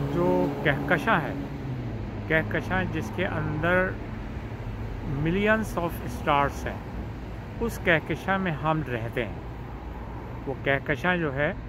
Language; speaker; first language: Urdu; native; Urdu